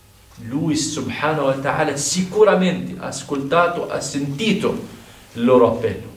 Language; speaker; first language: Italian; non-native, fluent; Arabic